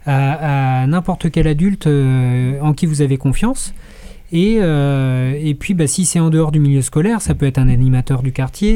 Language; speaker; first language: French; native; French